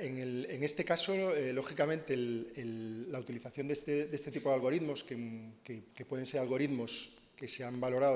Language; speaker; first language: Spanish; native; Spanish